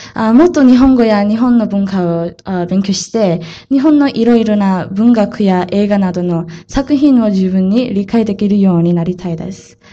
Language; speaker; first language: Japanese; non-native, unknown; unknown